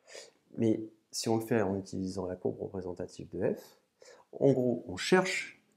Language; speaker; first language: French; native; French